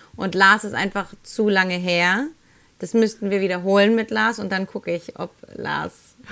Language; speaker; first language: German; early bilingual, other home language; Spanish